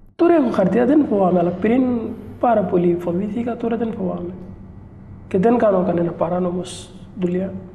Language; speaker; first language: Greek; non-native, learner; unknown